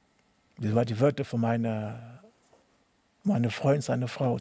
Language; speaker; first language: German; non-native, learner; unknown